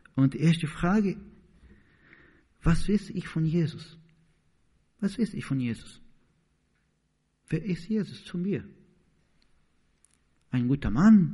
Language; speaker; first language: German; non-native, learner; Portuguese